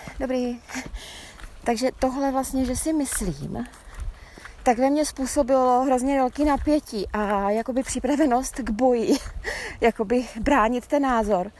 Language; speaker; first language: Czech; native; Czech